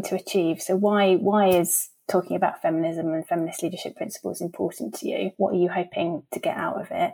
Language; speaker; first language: English; native; English